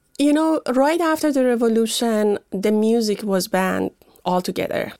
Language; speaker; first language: English; non-native, fluent; Persian